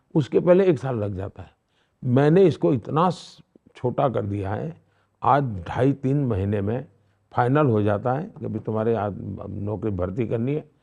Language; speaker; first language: Hindi; non-native, local second language; Gujarati